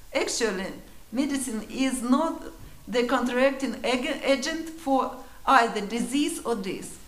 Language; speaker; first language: English; non-native, learner; Russian